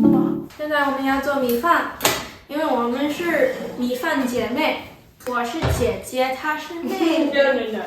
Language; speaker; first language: Chinese; early bilingual, heritage; English